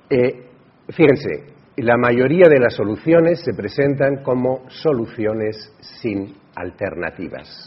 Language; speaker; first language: Spanish; native; Spanish